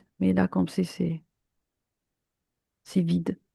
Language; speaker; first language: French; native; French